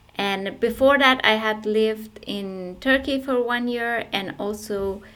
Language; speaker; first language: English; non-native, fluent; Persian